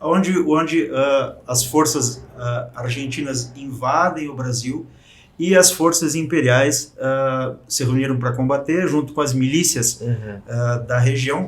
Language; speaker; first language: Portuguese; native; Portuguese